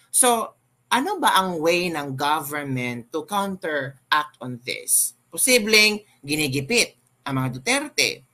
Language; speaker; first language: Filipino; non-native, local second language; Cebuano